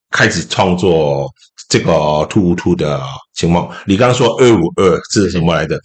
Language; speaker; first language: Chinese; non-native, local second language; Cantonese